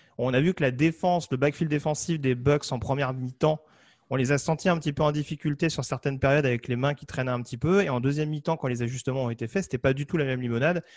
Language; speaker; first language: French; native; French